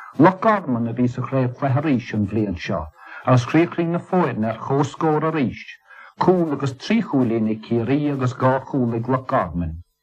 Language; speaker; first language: Irish; native; Irish